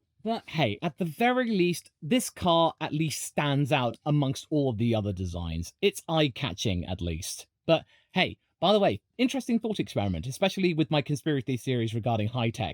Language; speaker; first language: English; native; English